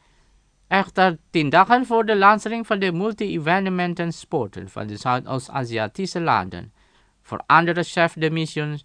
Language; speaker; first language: Dutch; non-native, fluent; Indonesian